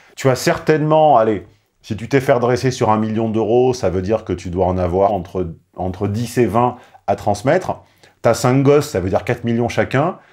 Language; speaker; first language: French; native; French